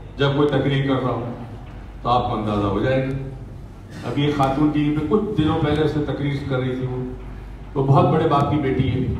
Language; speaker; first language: Urdu; native; Urdu